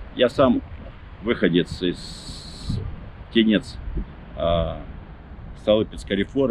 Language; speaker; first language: Russian; native; Russian